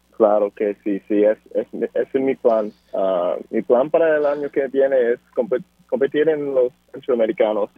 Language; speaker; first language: Spanish; early bilingual, other home language; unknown